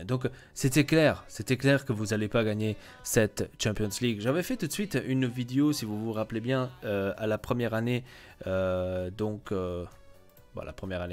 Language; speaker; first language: French; native; French